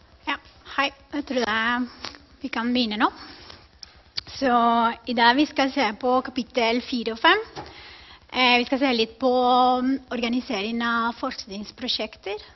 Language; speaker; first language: Norwegian; non-native, fluent; Spanish